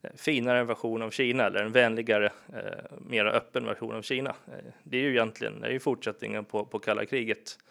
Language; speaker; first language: Swedish; early bilingual, other home language; English